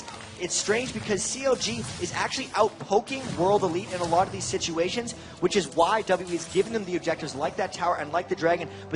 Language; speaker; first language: English; native; English